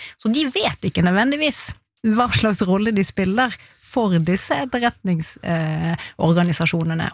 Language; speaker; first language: Norwegian; native; Norwegian